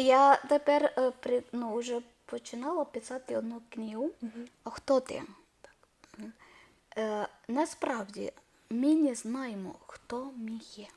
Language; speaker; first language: Ukrainian; non-native, learner; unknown